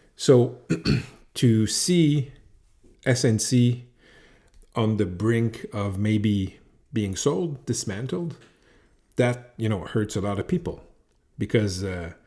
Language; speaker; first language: English; native; English